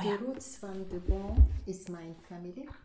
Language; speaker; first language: Dutch; non-native, learner; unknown